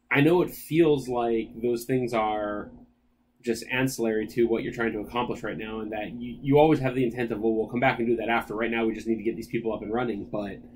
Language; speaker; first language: English; native; English